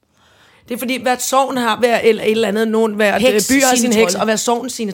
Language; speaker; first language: Danish; native; Danish